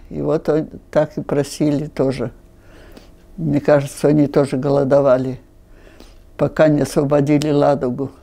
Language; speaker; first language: Russian; non-native, local second language; Finnish